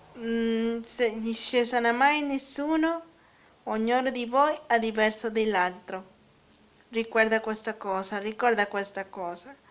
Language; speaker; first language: Italian; non-native, learner; Spanish